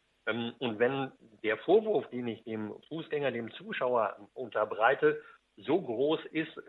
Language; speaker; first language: German; native; German